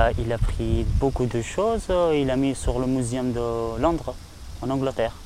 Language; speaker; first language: French; non-native, learner; Persian